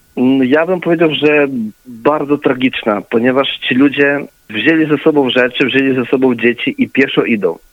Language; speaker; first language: Polish; early bilingual, heritage; Polish